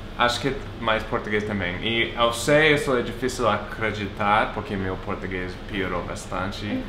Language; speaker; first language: Portuguese; non-native, fluent; English